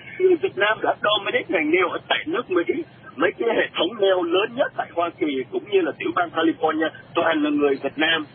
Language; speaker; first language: Vietnamese; early bilingual, other home language; English